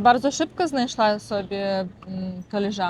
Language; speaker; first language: Polish; non-native, learner; Russian